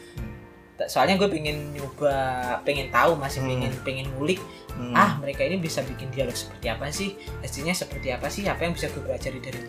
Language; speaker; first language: Indonesian; native; Indonesian